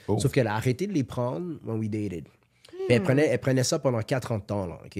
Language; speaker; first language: French; native; French